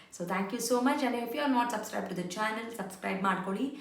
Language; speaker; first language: English; non-native, local second language; Kannada